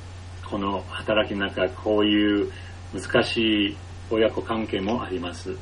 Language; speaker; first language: Japanese; non-native, fluent; English